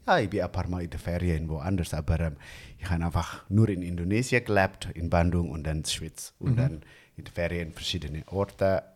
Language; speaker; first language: German; non-native, fluent; Indonesian